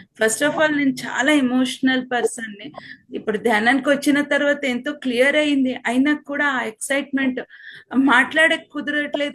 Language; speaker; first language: Telugu; non-native, local second language; Kannada